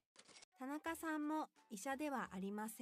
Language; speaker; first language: Japanese; non-native, learner; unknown